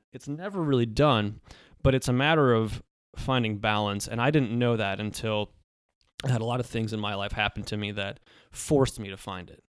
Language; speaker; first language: English; early bilingual, other home language; Polish